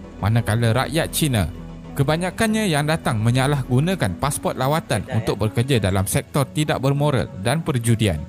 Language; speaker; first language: Malay; native; Malay